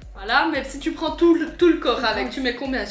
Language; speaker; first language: French; native; French